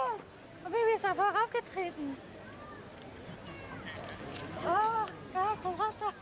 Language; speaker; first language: German; native; German